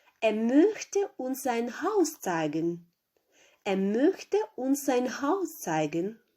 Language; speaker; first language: German; non-native, fluent; Ukrainian